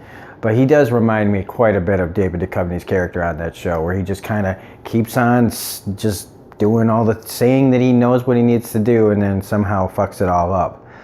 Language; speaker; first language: English; native; English